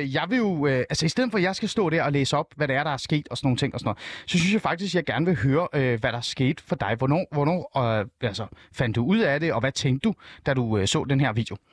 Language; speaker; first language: Danish; early bilingual, other home language; Persian